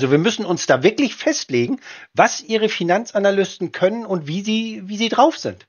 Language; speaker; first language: German; native; German